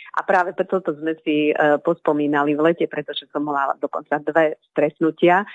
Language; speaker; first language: Slovak; native; Slovak